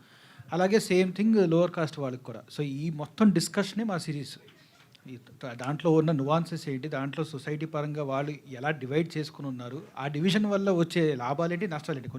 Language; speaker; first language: Telugu; native; Telugu